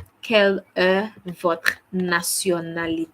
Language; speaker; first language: French; non-native, fluent; English